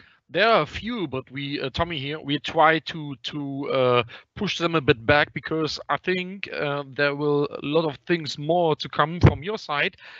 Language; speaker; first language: English; non-native, fluent; German